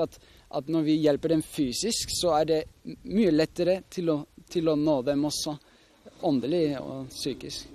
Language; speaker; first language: Norwegian; non-native, fluent; Swiss German